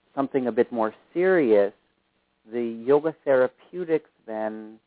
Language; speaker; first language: English; native; English